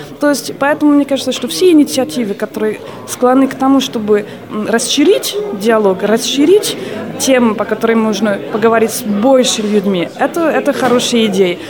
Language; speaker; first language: Russian; non-native, fluent; French